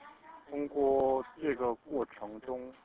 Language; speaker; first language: Chinese; non-native, fluent; Korean